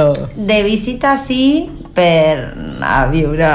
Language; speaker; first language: Catalan; non-native, learner; Spanish